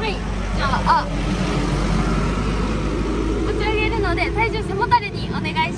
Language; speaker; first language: Japanese; native; Japanese